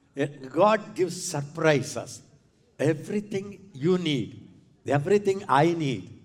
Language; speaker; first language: English; non-native, local second language; Tamil